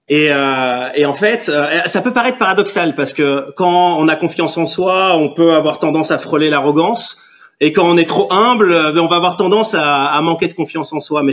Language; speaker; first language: French; native; French